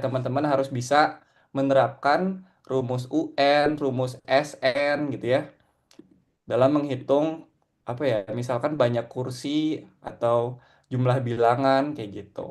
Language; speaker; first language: Indonesian; native; Indonesian